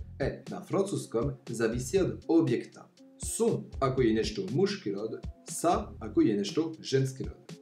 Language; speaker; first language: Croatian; non-native, fluent; French